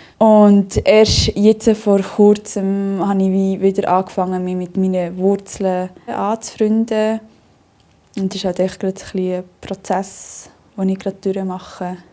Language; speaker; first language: German; early bilingual, other home language; Spanish